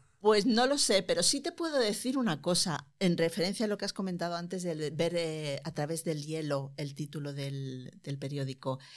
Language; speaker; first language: Spanish; native; Spanish